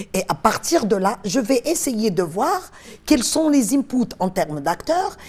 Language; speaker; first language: French; non-native, local second language; Arabic